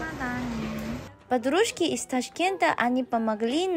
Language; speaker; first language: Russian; non-native, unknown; Korean